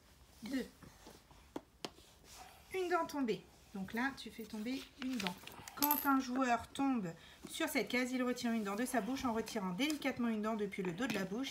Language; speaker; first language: French; native; French